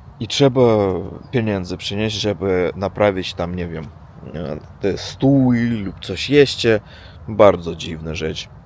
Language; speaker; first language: Polish; non-native, learner; Russian